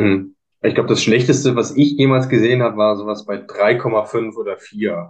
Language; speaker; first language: German; native; German